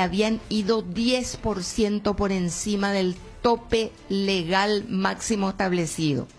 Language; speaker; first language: Spanish; native; Spanish